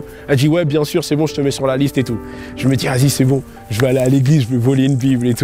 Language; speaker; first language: French; native; French